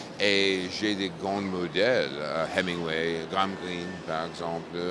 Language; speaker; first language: French; non-native, fluent; English